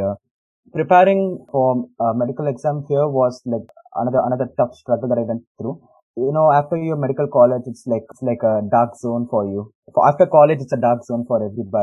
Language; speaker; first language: English; non-native, local second language; Tamil